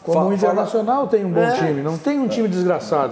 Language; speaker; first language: Portuguese; native; Portuguese